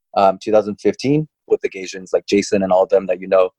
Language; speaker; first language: English; early bilingual, other home language; Chinese